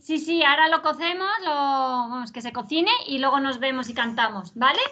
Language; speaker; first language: Spanish; native; Spanish